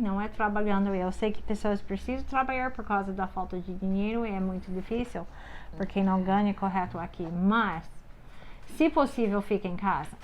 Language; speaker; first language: Portuguese; non-native, fluent; English